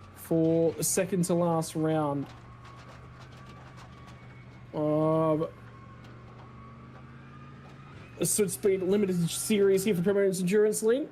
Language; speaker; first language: English; native; English